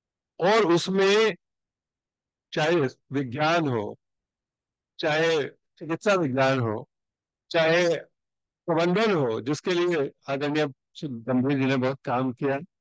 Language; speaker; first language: Hindi; native; Hindi